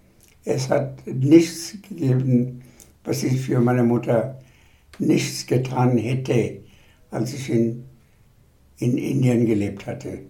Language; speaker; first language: German; non-native, fluent; Bangla